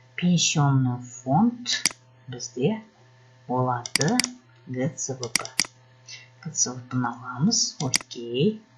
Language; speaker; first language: Russian; non-native, local second language; Kazakh